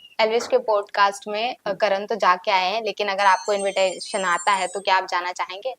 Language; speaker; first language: Hindi; native; Hindi